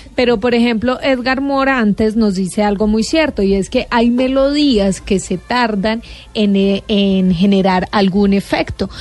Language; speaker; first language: Spanish; native; Spanish